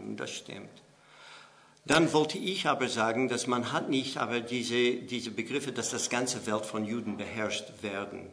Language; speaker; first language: German; non-native, fluent; English